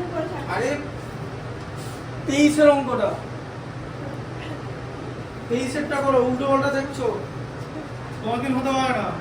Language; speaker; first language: Bangla; native; Bangla